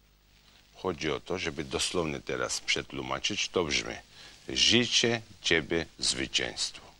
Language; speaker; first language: Polish; non-native, fluent; Georgian